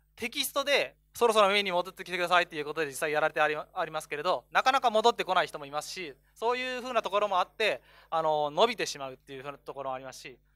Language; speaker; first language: Japanese; native; Japanese